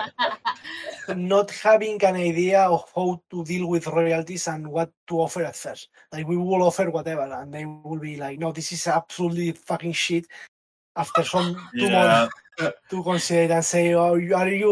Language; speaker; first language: English; non-native, fluent; Catalan